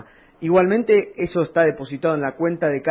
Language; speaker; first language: Spanish; native; Spanish